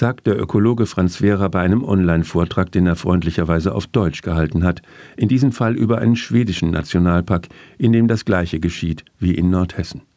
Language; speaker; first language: German; native; German